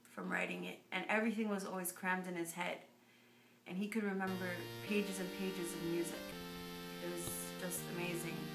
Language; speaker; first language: English; native; English